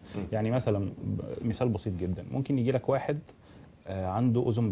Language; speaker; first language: Arabic; native; Arabic